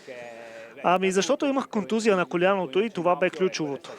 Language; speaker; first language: Bulgarian; non-native, fluent; Italian